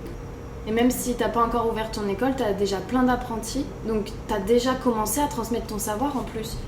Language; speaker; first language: French; native; French